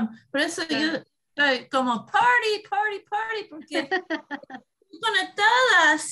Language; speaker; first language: Spanish; non-native, learner; English